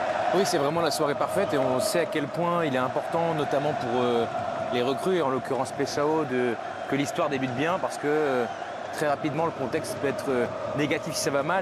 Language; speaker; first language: French; native; French